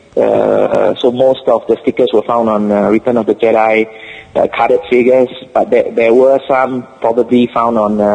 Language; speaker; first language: English; native; English